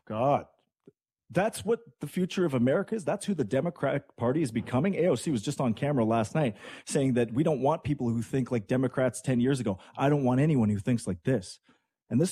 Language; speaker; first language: English; native; English